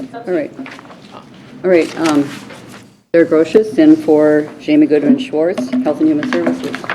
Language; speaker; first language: English; native; English